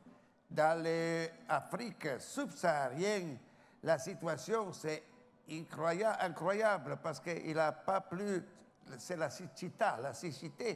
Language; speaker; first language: French; non-native, learner; Italian